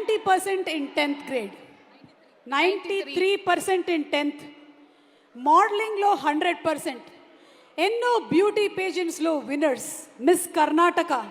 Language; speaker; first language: Telugu; native; Telugu